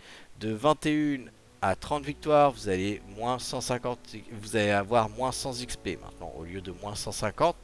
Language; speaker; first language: French; native; French